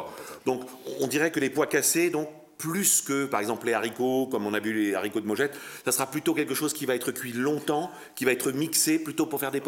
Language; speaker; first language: French; native; French